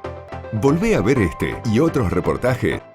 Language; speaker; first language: Spanish; native; Spanish